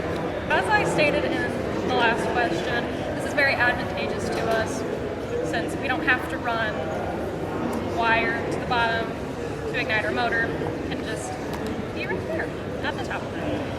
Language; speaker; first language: English; native; English